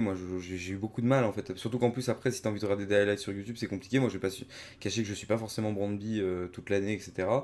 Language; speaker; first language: French; native; French